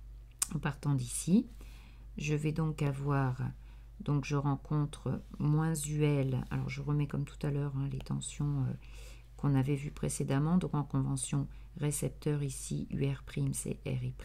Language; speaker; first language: French; native; French